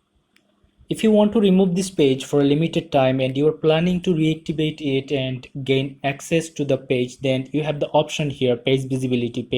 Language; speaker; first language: English; non-native, fluent; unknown